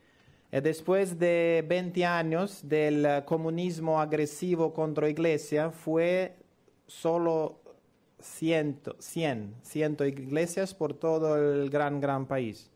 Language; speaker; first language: Spanish; non-native, learner; Russian